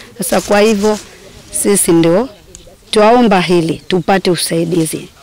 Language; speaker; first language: Swahili; native; Swahili